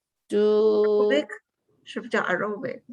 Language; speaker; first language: Chinese; native; Chinese